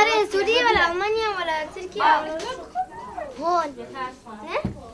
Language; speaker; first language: Turkish; early bilingual, other home language; Arabic